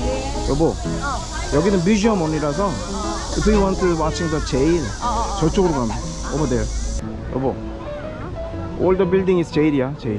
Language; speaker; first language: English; non-native, learner; Korean